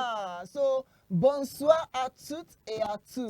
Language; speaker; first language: French; non-native, learner; Yoruba